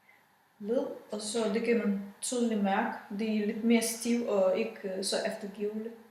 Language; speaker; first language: Danish; non-native, fluent; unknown